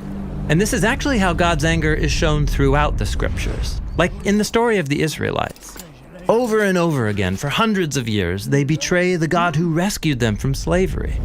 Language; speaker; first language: English; native; English